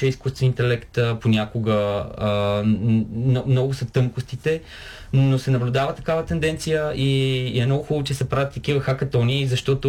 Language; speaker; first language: Bulgarian; native; Bulgarian